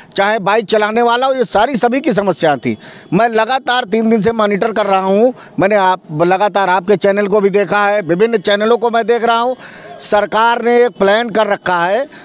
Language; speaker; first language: Hindi; native; Hindi